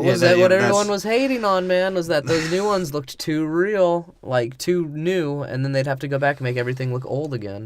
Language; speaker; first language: English; native; English